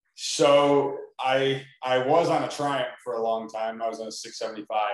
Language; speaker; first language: English; native; English